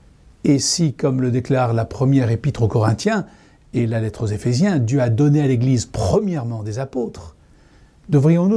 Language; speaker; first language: French; native; French